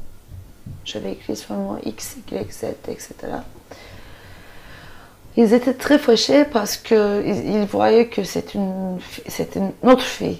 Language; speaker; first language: French; non-native, fluent; Turkish